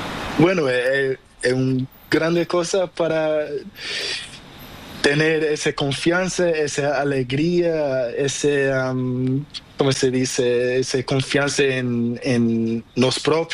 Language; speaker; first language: Spanish; non-native, learner; Portuguese